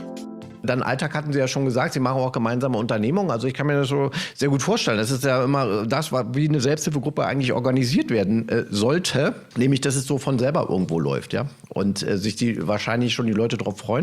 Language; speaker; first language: German; native; German